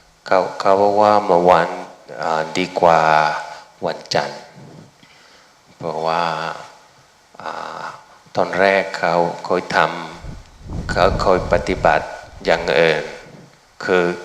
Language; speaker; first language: Thai; non-native, fluent; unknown